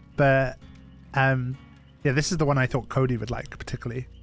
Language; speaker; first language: English; non-native, local second language; Welsh